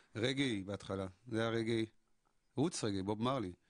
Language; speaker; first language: Hebrew; early bilingual, other home language; Amharic